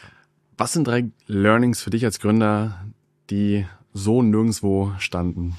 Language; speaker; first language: German; native; German